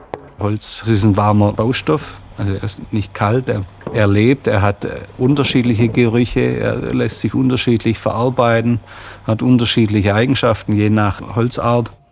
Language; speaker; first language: German; native; German